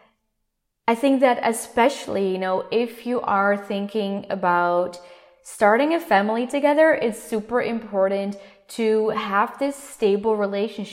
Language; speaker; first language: English; non-native, fluent; Dutch